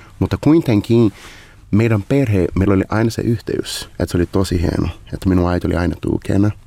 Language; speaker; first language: Finnish; non-native, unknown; Portuguese